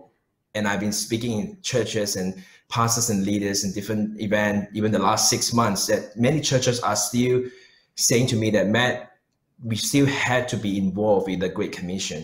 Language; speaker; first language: English; non-native, local second language; Chinese